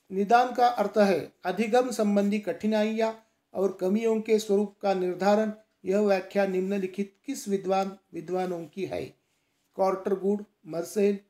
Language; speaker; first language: Hindi; non-native, local second language; Marathi